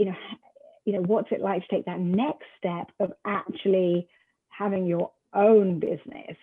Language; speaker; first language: English; native; English